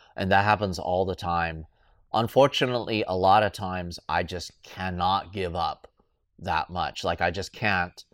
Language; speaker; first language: English; native; English